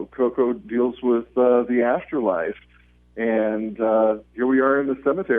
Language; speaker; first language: English; native; English